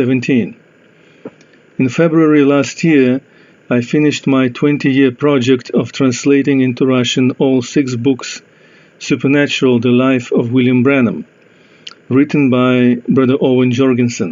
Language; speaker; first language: English; non-native, fluent; Russian